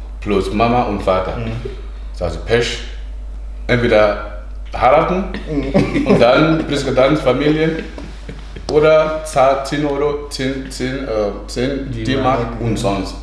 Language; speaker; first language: German; non-native, learner; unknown